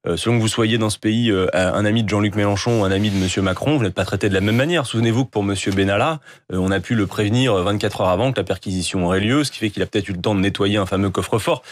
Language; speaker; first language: French; native; French